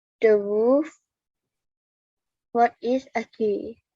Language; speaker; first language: English; non-native, learner; Thai